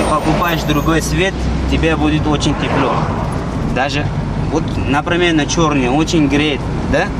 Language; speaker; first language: Russian; non-native, fluent; Uzbek